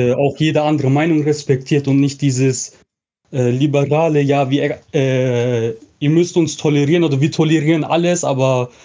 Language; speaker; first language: German; native; German